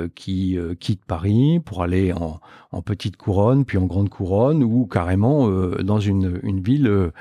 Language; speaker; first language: French; native; French